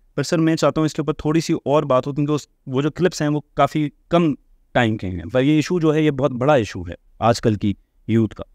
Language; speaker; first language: Urdu; native; Urdu